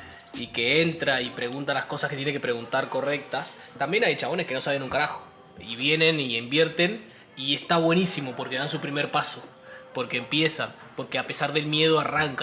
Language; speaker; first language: Spanish; native; Spanish